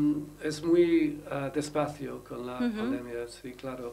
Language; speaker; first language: Spanish; non-native, learner; English